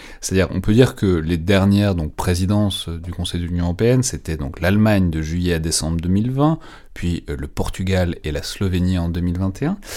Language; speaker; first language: French; native; French